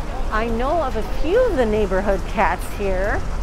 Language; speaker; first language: English; early bilingual, other home language; Cantonese